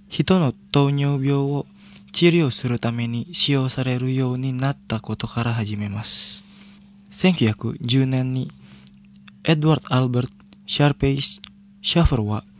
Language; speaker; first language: Japanese; non-native, fluent; Indonesian